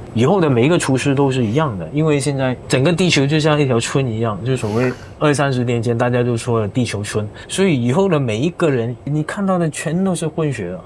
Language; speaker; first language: Chinese; native; Chinese